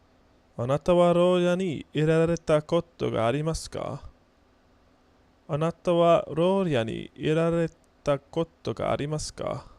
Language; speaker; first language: Japanese; non-native, learner; English